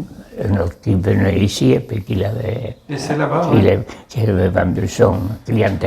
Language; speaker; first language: French; non-native, local second language; Basque